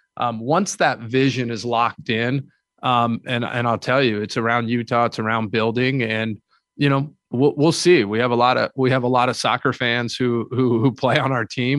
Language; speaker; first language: English; native; English